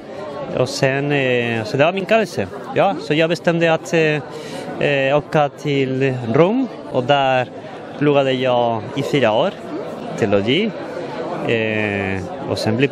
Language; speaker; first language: Swedish; non-native, fluent; Spanish